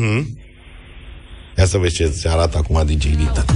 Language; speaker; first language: Romanian; native; Romanian